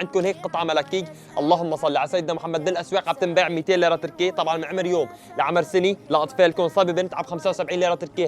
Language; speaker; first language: Arabic; native; Arabic